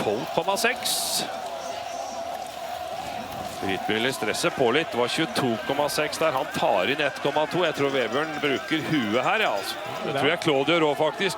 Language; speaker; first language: Norwegian; native; Norwegian